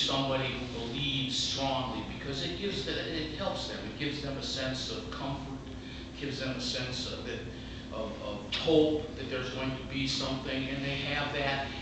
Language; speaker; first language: English; native; English